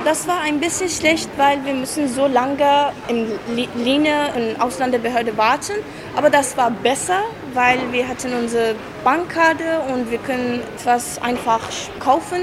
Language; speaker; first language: German; non-native, learner; Persian